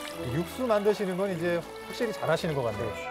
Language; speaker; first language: Korean; native; Korean